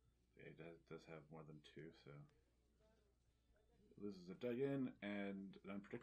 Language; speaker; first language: English; native; English